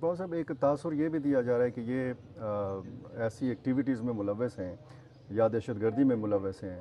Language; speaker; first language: Urdu; non-native, local second language; Pashto